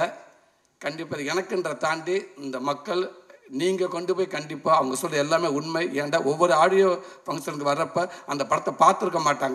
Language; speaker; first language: Tamil; native; Tamil